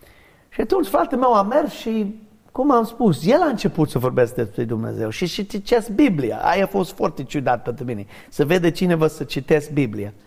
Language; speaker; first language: Romanian; non-native, learner; English